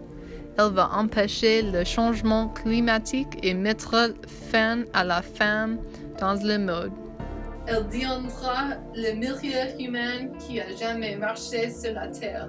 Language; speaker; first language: French; non-native, learner; English